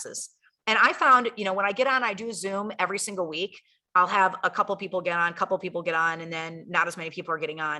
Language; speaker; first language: English; native; English